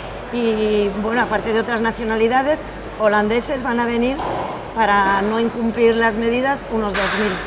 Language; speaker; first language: Spanish; native; Spanish